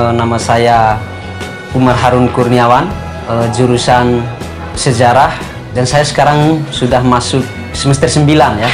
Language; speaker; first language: Indonesian; non-native, local second language; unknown